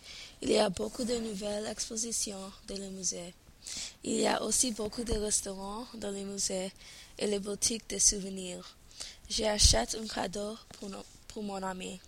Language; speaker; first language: French; non-native, learner; English